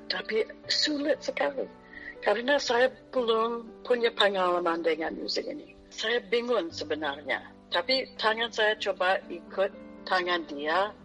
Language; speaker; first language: Indonesian; non-native, fluent; English